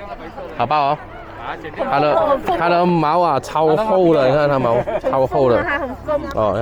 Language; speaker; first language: Chinese; native; Chinese